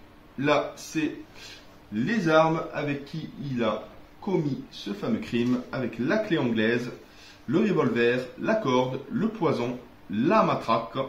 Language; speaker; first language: French; native; French